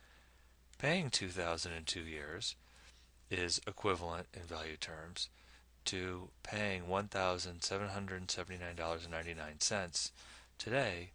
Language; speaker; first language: English; native; English